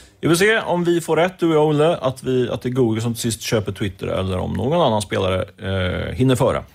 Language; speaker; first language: Swedish; native; Swedish